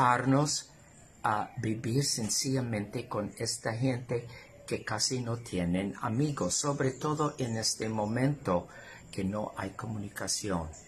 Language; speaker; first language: Spanish; non-native, fluent; English